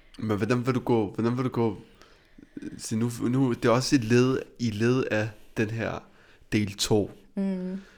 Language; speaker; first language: Danish; early bilingual, other home language; Arabic